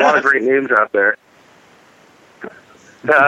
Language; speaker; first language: English; native; English